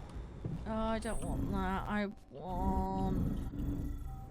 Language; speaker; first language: English; native; English